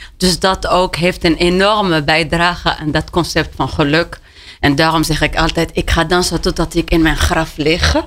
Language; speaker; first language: Dutch; non-native, fluent; Arabic